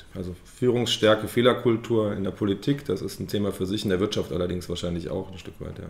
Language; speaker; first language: German; native; German